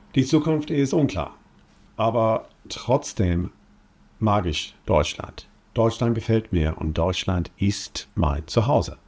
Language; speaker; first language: German; non-native, fluent; English